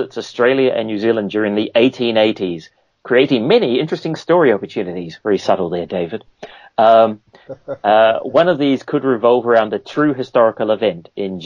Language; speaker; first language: English; native; English